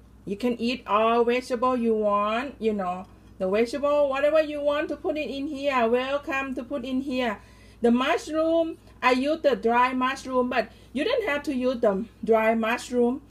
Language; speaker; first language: English; non-native, learner; Thai